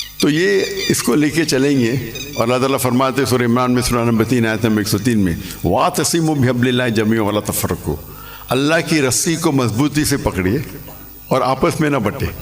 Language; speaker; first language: Urdu; non-native, local second language; English